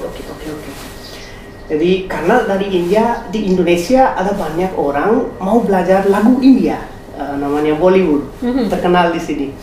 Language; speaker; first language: Indonesian; non-native, fluent; Hindi